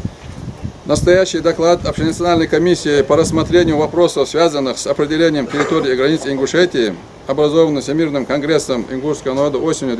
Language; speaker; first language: Russian; non-native, local second language; Ingush